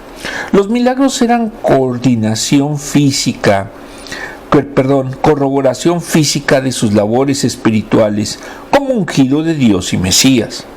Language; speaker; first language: Spanish; native; Spanish